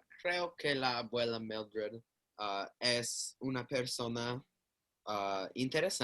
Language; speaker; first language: Spanish; non-native, learner; English